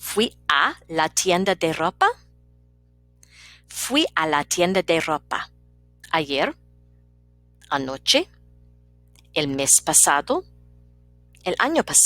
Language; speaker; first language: Spanish; non-native, fluent; English